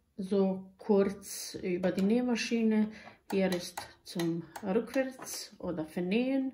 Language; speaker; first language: German; non-native, learner; Croatian